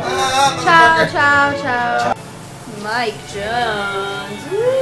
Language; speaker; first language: Italian; non-native, learner; English